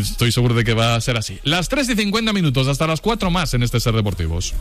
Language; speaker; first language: Spanish; native; Spanish